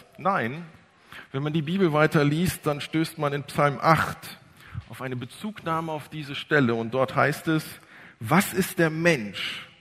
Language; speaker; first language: German; early bilingual, other home language; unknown